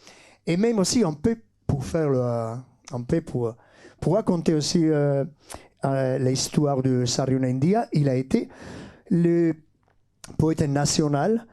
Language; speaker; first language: French; non-native, fluent; Basque